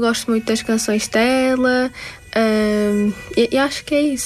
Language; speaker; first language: Portuguese; early bilingual, other home language; Tajik